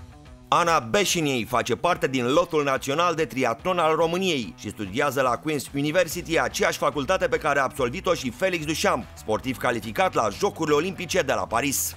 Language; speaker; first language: Romanian; native; Romanian